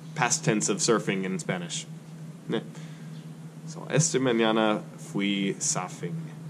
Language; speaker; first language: Spanish; non-native, learner; English